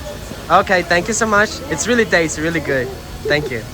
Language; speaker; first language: English; non-native, learner; Ukrainian